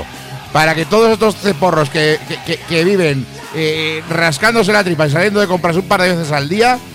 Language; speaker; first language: Spanish; native; Spanish